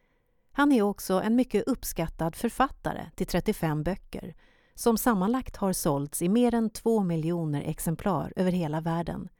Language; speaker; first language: Swedish; native; Swedish